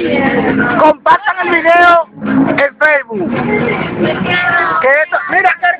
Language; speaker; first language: Spanish; native; Spanish